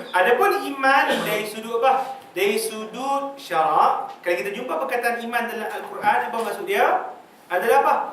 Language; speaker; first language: Malay; native; Malay